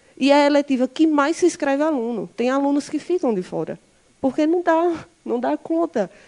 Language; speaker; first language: Portuguese; native; Portuguese